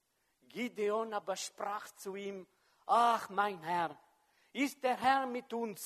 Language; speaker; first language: German; non-native, fluent; French